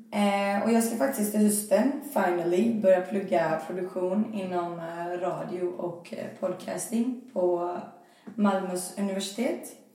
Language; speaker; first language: Swedish; early bilingual, other home language; Albanian